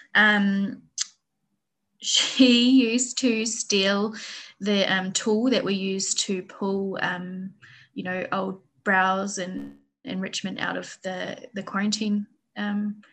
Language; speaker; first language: English; native; English